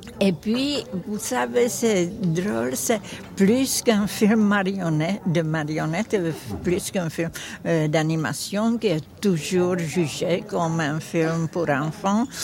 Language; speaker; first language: French; non-native, fluent; Czech